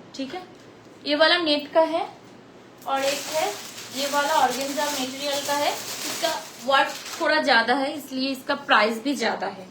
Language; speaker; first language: Hindi; non-native, local second language; Bangla